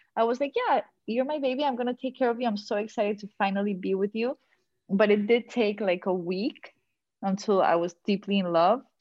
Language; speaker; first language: English; non-native, fluent; Spanish